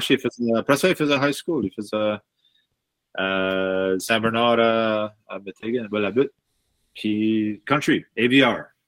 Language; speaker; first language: French; native; French